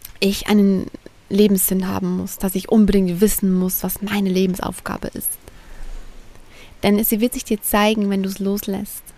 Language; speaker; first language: German; native; German